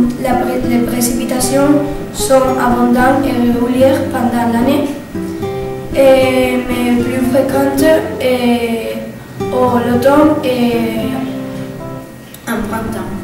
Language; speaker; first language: French; non-native, learner; Spanish